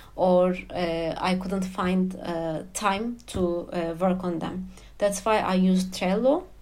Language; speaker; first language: English; non-native, fluent; Turkish